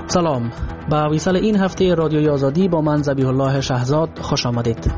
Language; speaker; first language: Persian; native; Persian